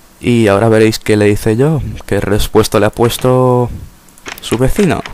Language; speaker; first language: Spanish; native; Spanish